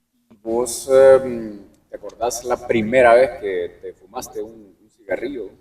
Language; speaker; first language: Spanish; native; Spanish